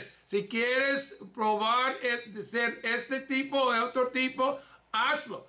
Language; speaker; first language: Spanish; early bilingual, heritage; English